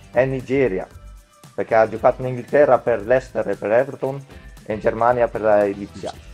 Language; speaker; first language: Italian; non-native, fluent; Dutch